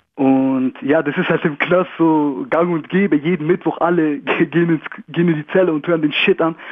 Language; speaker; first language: German; early bilingual, other home language; Greek